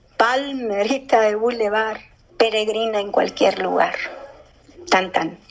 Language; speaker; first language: Spanish; early bilingual, heritage; Spanish